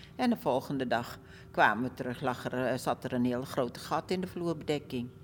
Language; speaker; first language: Dutch; early bilingual, other home language; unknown